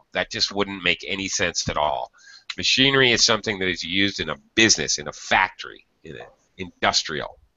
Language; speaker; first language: English; native; English